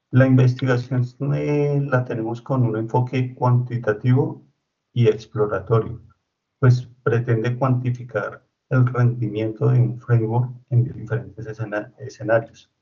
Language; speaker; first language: Spanish; native; Spanish